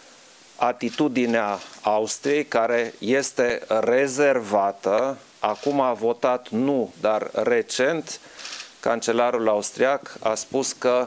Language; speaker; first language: Romanian; non-native, local second language; German